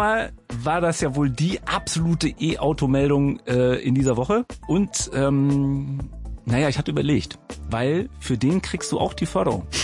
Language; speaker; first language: German; native; German